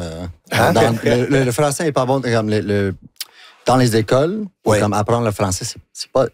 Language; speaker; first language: French; non-native, local second language; English